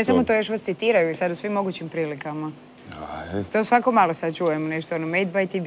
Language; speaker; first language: Bosnian; native; Bosnian